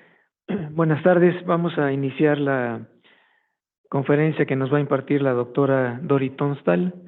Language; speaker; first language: Spanish; native; Spanish